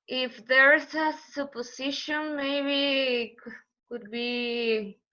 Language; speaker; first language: English; non-native, learner; Spanish